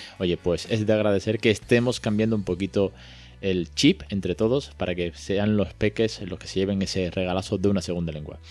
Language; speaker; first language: Spanish; native; Spanish